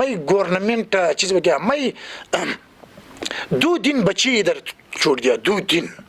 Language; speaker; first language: Hindi; non-native, learner; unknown